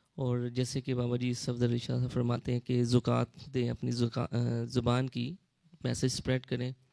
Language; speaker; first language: Urdu; early bilingual, heritage; Urdu